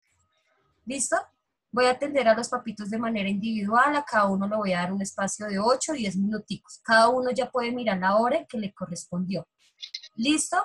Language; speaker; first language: Spanish; native; Spanish